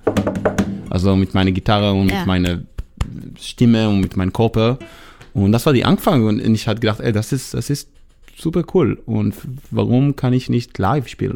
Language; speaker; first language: German; non-native, learner; Hebrew